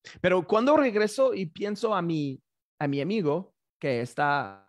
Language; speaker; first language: Spanish; non-native, fluent; French